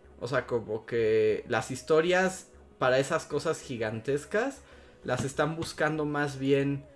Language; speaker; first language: Spanish; native; Spanish